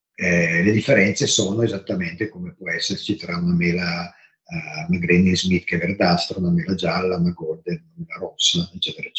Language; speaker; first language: Italian; native; Italian